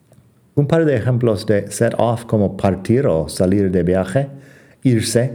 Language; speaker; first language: Spanish; non-native, fluent; English